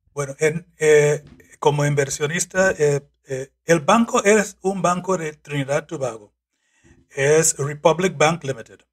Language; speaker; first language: Spanish; non-native, fluent; English